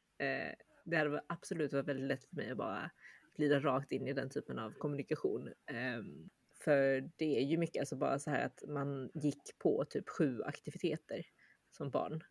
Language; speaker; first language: Swedish; early bilingual, other home language; Chinese